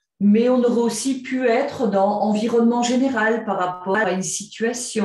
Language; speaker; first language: French; native; French